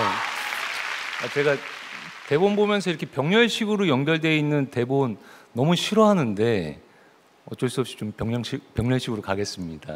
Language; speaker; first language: Korean; native; Korean